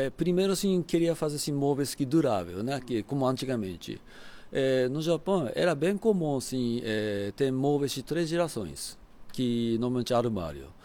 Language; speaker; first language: Portuguese; non-native, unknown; Japanese